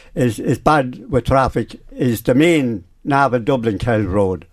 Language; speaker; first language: English; native; English